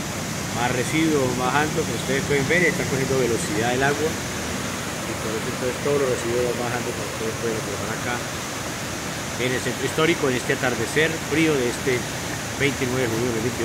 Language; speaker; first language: Spanish; native; Spanish